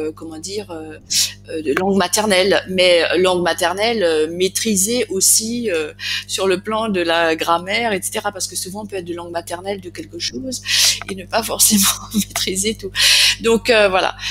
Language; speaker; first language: French; native; French